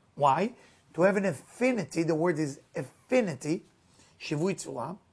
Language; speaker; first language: English; non-native, fluent; Hebrew